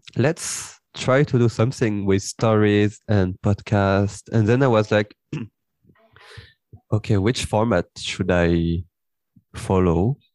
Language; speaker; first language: English; early bilingual, heritage; French